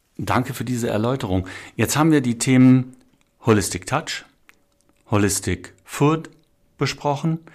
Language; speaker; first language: German; native; German